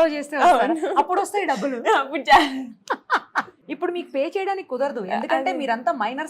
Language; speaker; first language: Telugu; native; Telugu